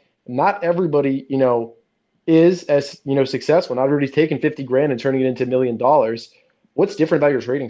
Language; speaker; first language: English; native; English